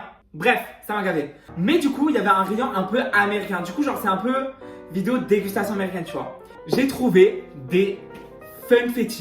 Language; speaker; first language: French; native; French